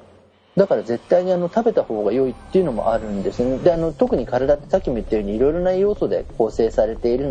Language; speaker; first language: Japanese; native; Japanese